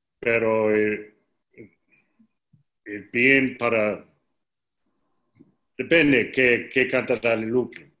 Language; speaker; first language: Spanish; non-native, learner; English